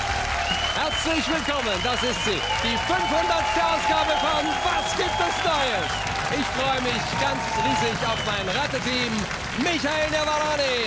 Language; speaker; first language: German; native; German